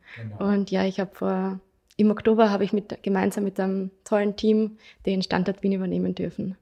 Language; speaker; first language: German; native; German